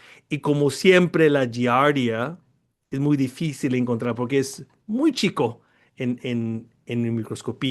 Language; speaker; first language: Spanish; early bilingual, heritage; Spanish